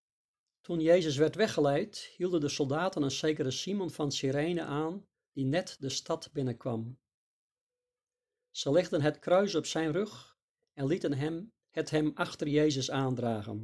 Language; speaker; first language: Dutch; native; Dutch